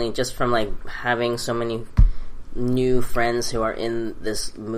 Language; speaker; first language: English; early bilingual, other home language; Cantonese